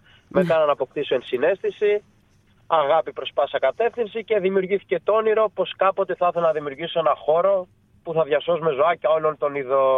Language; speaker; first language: Greek; native; Greek